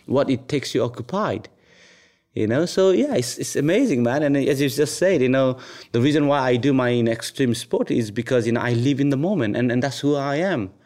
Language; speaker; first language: English; non-native, local second language; Nepali